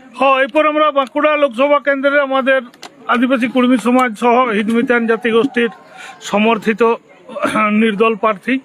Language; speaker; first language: Bangla; native; Bangla